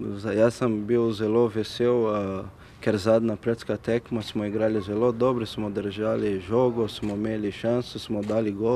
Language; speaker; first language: Slovenian; non-native, learner; Portuguese